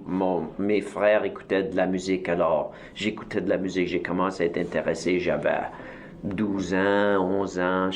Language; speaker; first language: French; native; French